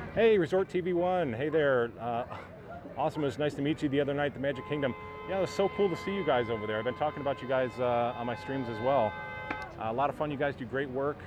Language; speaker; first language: English; native; English